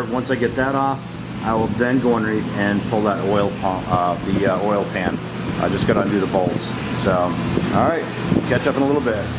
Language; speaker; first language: English; native; English